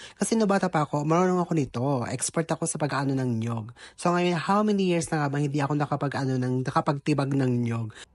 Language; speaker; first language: Filipino; non-native, local second language; Cebuano